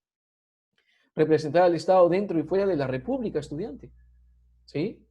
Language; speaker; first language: Spanish; native; Spanish